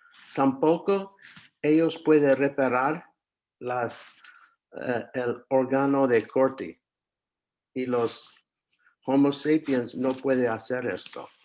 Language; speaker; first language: Spanish; non-native, fluent; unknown